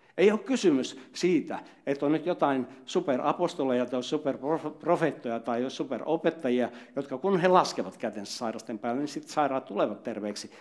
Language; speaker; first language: Finnish; native; Finnish